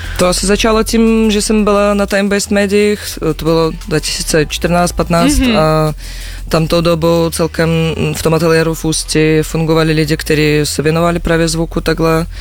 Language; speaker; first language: Czech; non-native, fluent; Russian